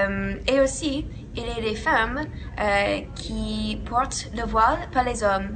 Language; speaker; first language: French; non-native, learner; English